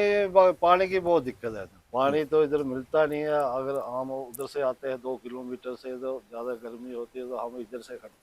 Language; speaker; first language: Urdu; non-native, local second language; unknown